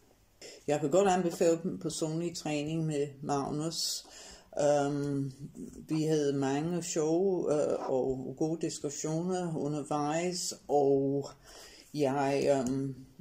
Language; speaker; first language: Danish; non-native, fluent; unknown